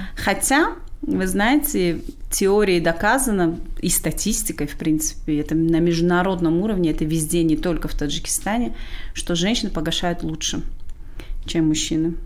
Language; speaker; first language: Russian; non-native, local second language; Tajik